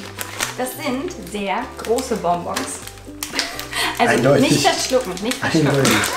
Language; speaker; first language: German; native; German